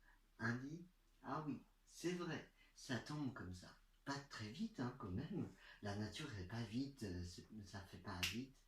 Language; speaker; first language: French; non-native, learner; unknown